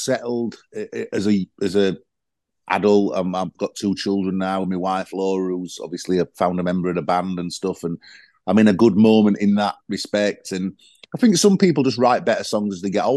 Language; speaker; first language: English; native; English